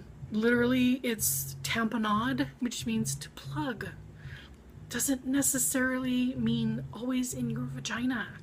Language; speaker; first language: English; native; English